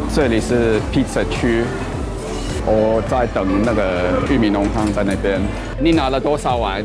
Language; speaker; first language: Chinese; non-native, fluent; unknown